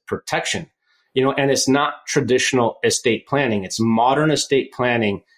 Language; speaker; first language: English; native; English